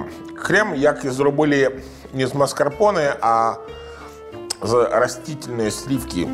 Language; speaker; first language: Ukrainian; non-native, learner; Italian